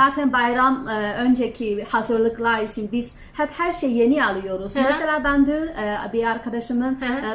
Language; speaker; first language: Turkish; non-native, fluent; Chinese